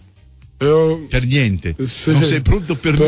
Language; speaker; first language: Italian; native; Italian